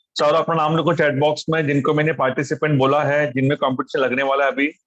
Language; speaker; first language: Hindi; non-native, local second language; Marathi